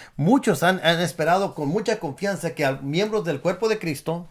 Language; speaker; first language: Spanish; early bilingual, other home language; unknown